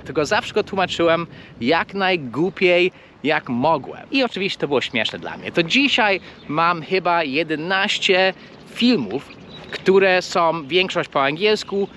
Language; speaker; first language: Polish; non-native, fluent; English